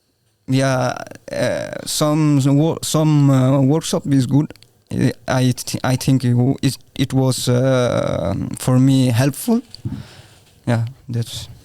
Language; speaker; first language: English; non-native, learner; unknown